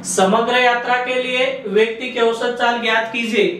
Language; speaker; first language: Hindi; non-native, local second language; Marathi